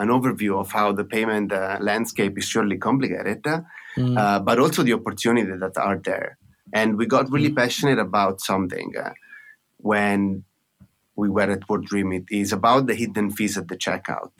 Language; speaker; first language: English; non-native, fluent; Italian